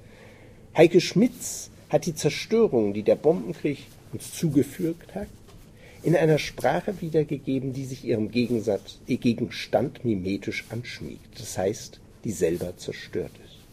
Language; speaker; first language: German; native; German